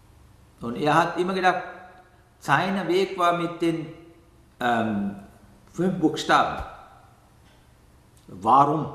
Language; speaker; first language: German; non-native, learner; Sinhala